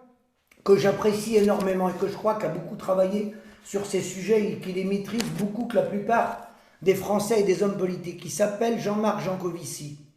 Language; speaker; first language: French; native; French